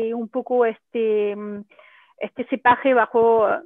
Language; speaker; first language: Spanish; non-native, fluent; French